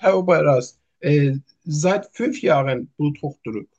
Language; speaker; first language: German; non-native, learner; Turkish